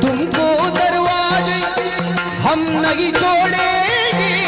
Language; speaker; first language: Hindi; non-native, local second language; Kannada